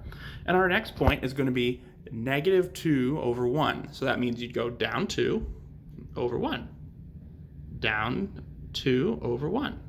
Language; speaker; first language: English; native; English